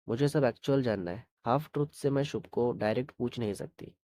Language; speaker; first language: Hindi; non-native, local second language; Marathi